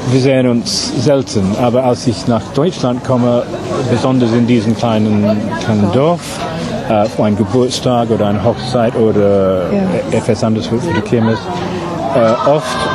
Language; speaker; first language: German; non-native, fluent; English